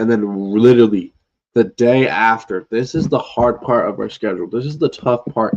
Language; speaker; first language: English; native; English